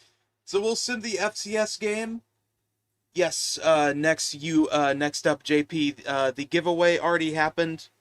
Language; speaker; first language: English; native; English